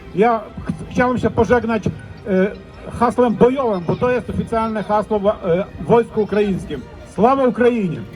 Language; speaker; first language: Polish; non-native, fluent; Ukrainian